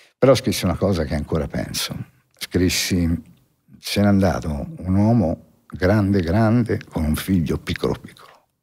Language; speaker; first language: Italian; native; Italian